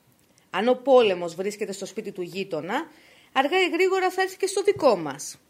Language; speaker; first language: Greek; native; Greek